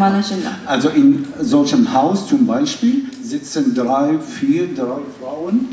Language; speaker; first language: German; non-native, fluent; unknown